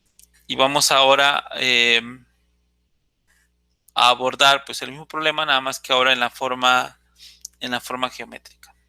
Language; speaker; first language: Spanish; native; Spanish